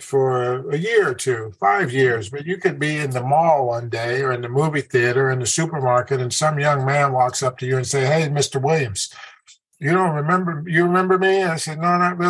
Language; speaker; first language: English; native; English